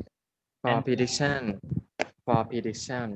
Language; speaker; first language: English; non-native, learner; Thai